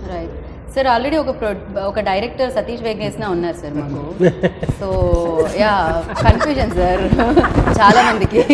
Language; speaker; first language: Telugu; native; Telugu